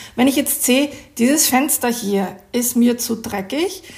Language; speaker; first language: German; native; German